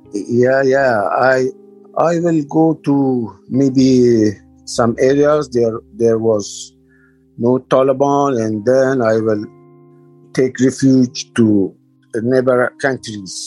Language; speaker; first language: English; non-native, learner; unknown